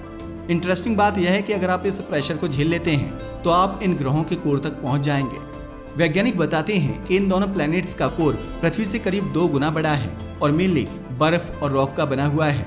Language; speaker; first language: Hindi; native; Hindi